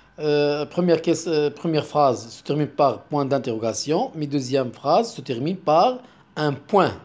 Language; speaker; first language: French; non-native, local second language; Arabic